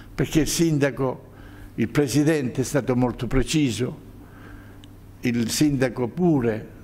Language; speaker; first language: Italian; native; Italian